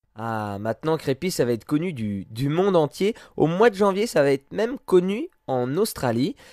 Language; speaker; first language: French; native; French